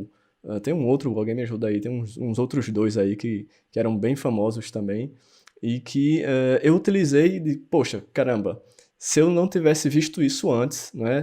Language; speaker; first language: Portuguese; native; Portuguese